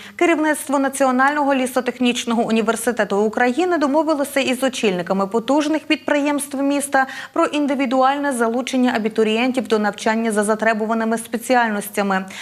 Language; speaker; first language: Ukrainian; native; Ukrainian